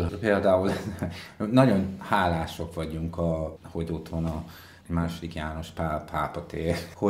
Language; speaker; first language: Hungarian; non-native, fluent; English